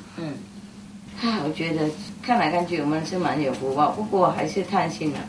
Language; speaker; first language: Chinese; non-native, fluent; Vietnamese